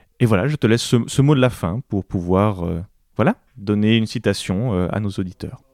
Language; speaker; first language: French; native; French